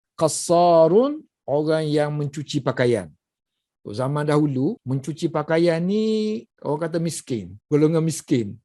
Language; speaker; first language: Malay; native; Malay